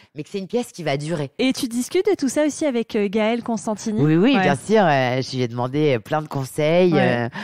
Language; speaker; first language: French; native; French